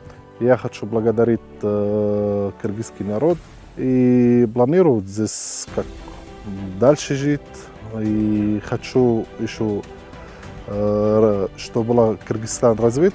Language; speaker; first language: Russian; non-native, learner; Arabic